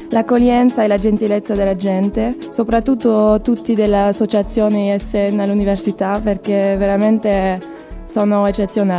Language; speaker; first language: Italian; non-native, fluent; French